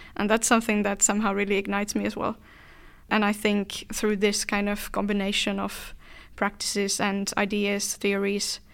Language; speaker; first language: English; non-native, fluent; Finnish